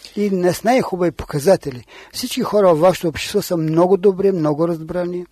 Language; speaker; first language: Bulgarian; native; Bulgarian